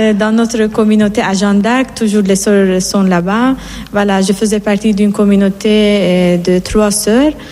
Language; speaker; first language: French; non-native, fluent; Persian